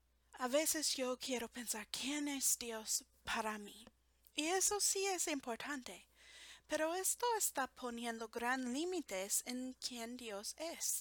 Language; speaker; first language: Spanish; non-native, fluent; English